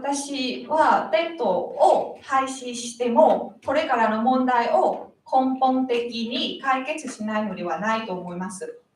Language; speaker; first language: Japanese; non-native, learner; Vietnamese